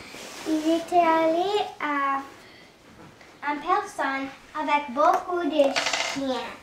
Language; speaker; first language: French; non-native, learner; English